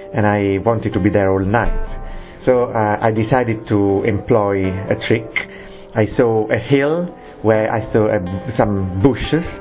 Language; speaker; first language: English; non-native, fluent; Italian